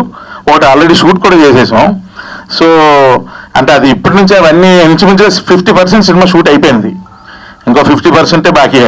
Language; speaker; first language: Telugu; native; Telugu